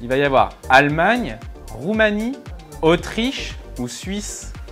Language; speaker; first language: French; native; French